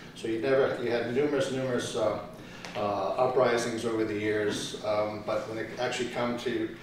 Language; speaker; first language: English; early bilingual, other home language; Ukrainian